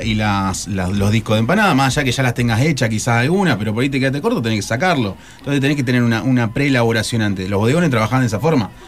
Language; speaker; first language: Spanish; native; Spanish